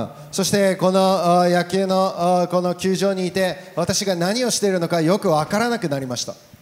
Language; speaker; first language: Japanese; native; Japanese